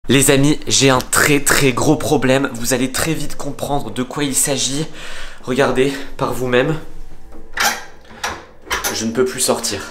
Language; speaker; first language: French; native; French